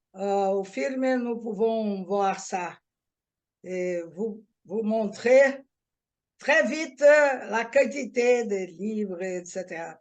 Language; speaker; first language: French; non-native, learner; Portuguese